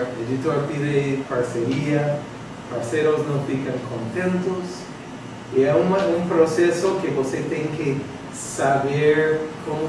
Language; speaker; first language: Portuguese; non-native, fluent; English